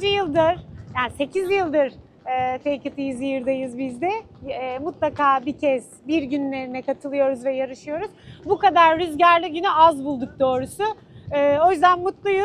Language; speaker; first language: Turkish; native; Turkish